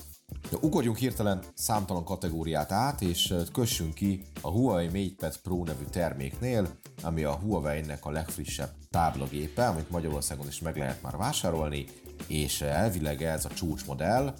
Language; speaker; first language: Hungarian; native; Hungarian